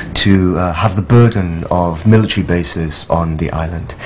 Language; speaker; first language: English; native; English